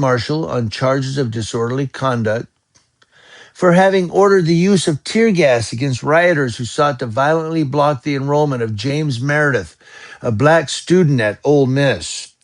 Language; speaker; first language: English; native; English